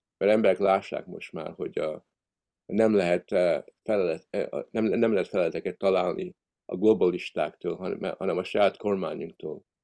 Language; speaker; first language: Hungarian; early bilingual, heritage; Hungarian